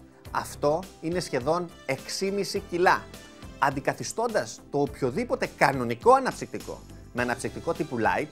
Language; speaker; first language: Greek; native; Greek